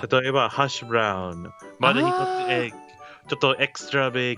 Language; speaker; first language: Japanese; non-native, learner; English